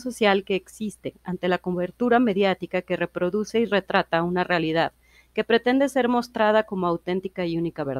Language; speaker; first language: Spanish; native; Spanish